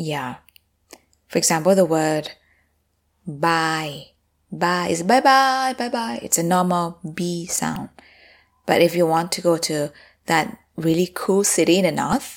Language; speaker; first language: English; non-native, fluent; Thai